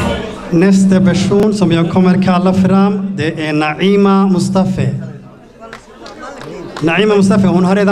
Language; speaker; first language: Swedish; non-native, local second language; Somali